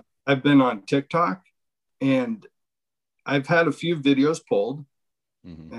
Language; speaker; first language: English; native; English